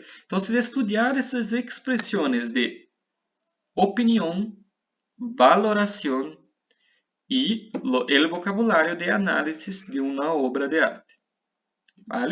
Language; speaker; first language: Spanish; non-native, fluent; Portuguese